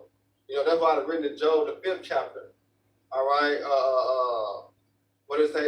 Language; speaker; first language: English; native; English